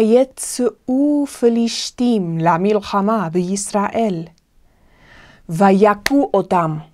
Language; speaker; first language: Hebrew; non-native, fluent; English